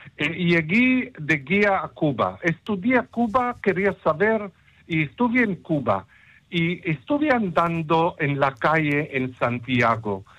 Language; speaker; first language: Spanish; early bilingual, heritage; Ladino